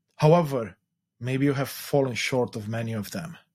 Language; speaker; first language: English; non-native, fluent; Romanian